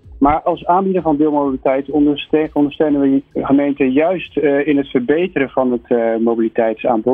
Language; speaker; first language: Dutch; native; Dutch